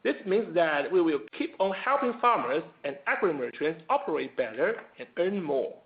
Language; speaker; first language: English; non-native, fluent; Chinese